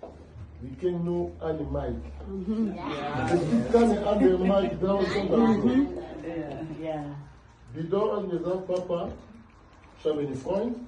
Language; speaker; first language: German; non-native, learner; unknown